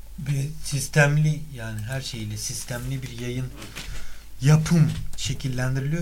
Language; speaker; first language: Turkish; native; Turkish